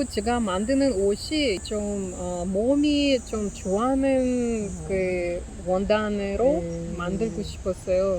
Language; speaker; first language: Korean; non-native, learner; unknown